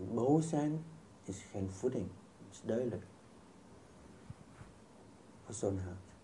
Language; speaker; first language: Dutch; non-native, fluent; Vietnamese